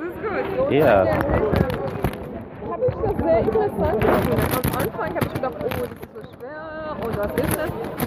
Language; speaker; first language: German; non-native, learner; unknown